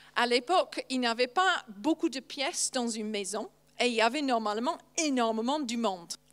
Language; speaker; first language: French; non-native, fluent; English